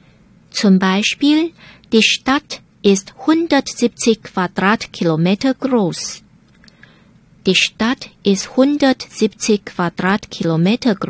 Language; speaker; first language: German; non-native, fluent; Chinese